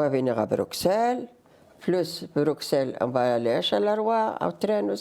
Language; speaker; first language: French; non-native, learner; Riffian